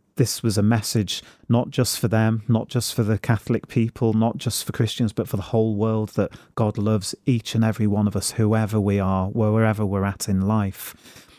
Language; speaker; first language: English; native; English